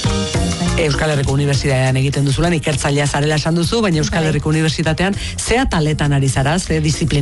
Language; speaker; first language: Basque; native; Basque